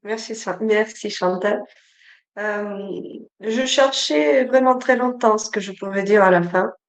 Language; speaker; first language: French; non-native, fluent; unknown